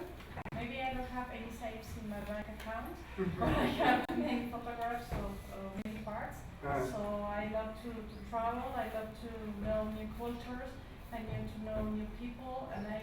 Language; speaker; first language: English; non-native, learner; Spanish